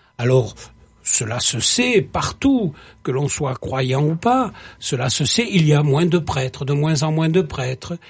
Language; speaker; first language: French; native; French